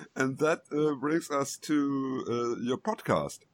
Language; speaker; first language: English; non-native, fluent; German